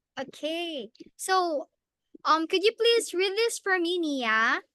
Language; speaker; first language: English; non-native, local second language; Filipino